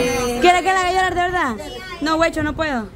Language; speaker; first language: Spanish; native; Spanish